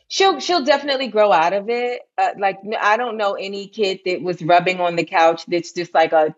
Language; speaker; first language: English; native; English